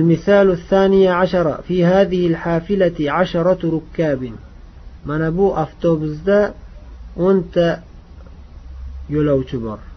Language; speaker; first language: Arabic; non-native, fluent; Uzbek